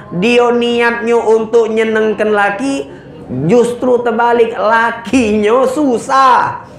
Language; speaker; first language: Indonesian; native; Indonesian